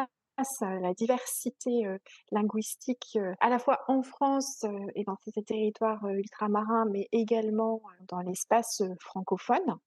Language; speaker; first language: French; native; French